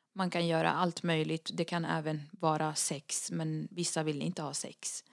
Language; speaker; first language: Swedish; early bilingual, other home language; Arabic